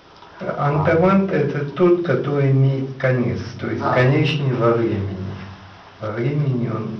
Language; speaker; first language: Russian; native; Russian